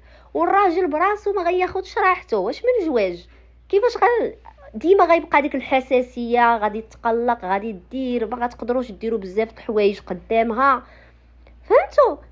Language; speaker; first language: Arabic; native; Arabic